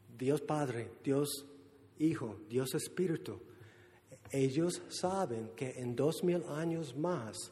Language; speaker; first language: English; native; English